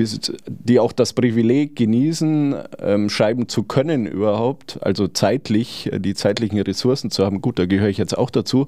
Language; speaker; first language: German; native; German